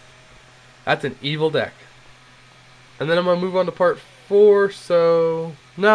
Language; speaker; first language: English; native; English